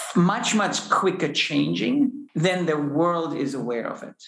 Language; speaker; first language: English; non-native, fluent; German